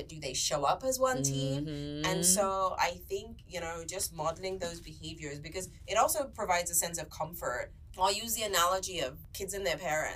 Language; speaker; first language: English; native; English